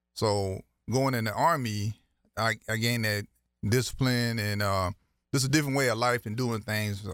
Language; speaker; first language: English; native; English